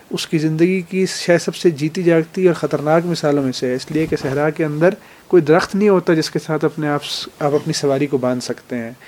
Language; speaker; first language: Urdu; native; Urdu